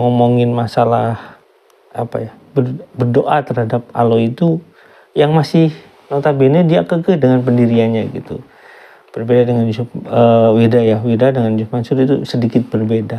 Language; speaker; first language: Indonesian; native; Indonesian